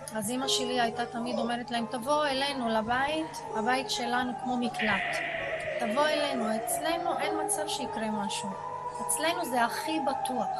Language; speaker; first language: Hebrew; non-native, local second language; Arabic